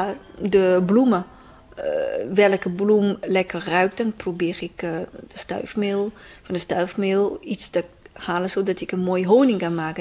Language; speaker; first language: Dutch; non-native, fluent; Chinese